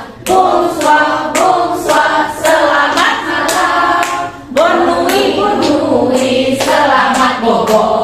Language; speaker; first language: French; non-native, fluent; Indonesian